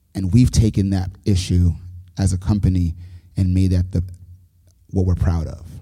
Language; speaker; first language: English; native; English